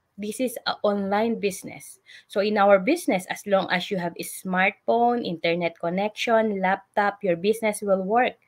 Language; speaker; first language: English; non-native, local second language; Filipino